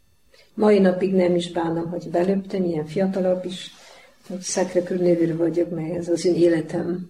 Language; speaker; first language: Hungarian; non-native, fluent; Polish